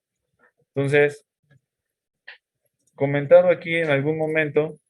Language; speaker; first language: Spanish; native; Spanish